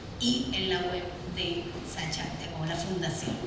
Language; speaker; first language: Spanish; native; Spanish